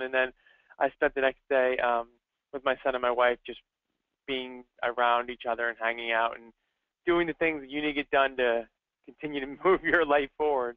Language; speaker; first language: English; native; English